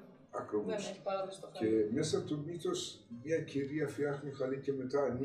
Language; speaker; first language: Greek; non-native, learner; Persian